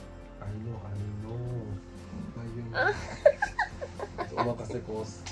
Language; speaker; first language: Korean; non-native, learner; Japanese